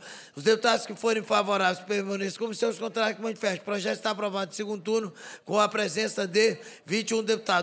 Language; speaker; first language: Portuguese; native; Portuguese